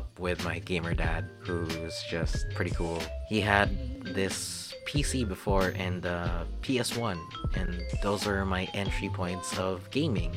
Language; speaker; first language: English; non-native, local second language; Filipino